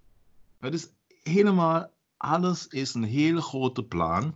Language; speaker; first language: Dutch; non-native, learner; German